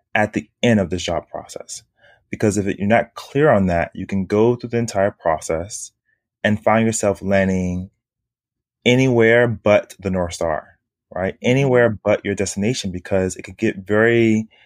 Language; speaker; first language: English; native; English